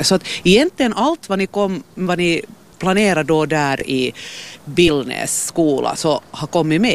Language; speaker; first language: Swedish; native; Swedish